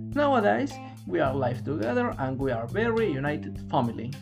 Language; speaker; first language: English; non-native, learner; Spanish